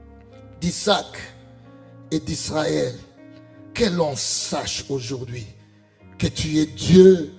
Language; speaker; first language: French; non-native, local second language; Lingala